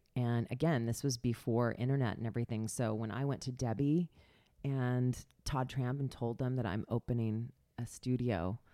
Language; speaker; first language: English; native; English